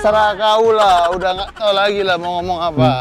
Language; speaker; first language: Indonesian; native; Indonesian